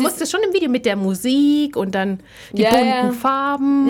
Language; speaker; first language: German; native; German